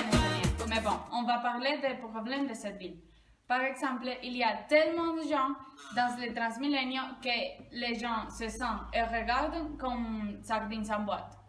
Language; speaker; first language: French; non-native, learner; Spanish